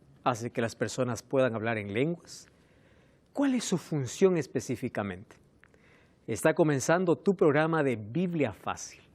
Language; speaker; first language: Spanish; native; Spanish